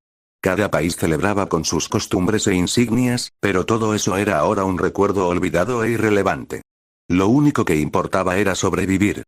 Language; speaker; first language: Spanish; native; Spanish